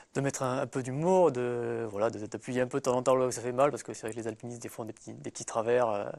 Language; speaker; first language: French; native; French